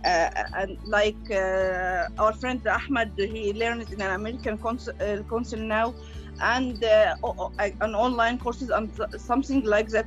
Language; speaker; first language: English; non-native, learner; Arabic